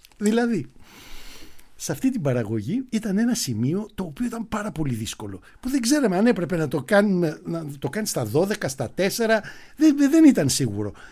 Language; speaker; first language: Greek; native; Greek